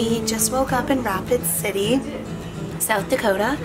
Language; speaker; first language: English; native; English